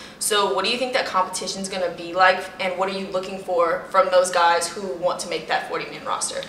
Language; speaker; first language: English; native; English